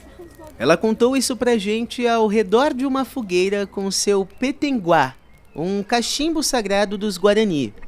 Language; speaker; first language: Portuguese; native; Portuguese